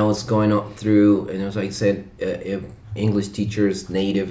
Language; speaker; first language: English; non-native, fluent; Spanish